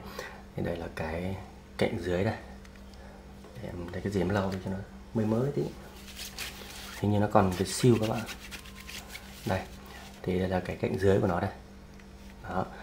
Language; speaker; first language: Vietnamese; native; Vietnamese